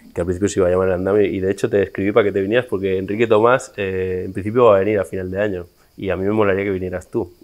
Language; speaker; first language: Spanish; native; Spanish